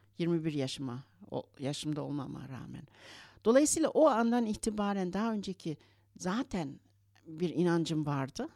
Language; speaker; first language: Turkish; early bilingual, heritage; Turkish